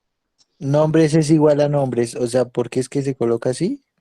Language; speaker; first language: Spanish; native; Spanish